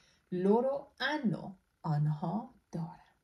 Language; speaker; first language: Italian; non-native, fluent; Persian